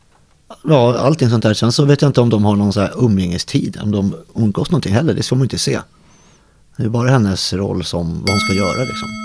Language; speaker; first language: Swedish; native; Swedish